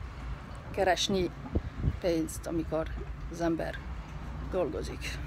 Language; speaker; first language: Hungarian; early bilingual, heritage; Hungarian